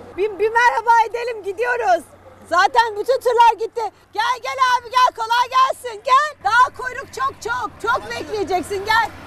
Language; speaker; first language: Turkish; native; Turkish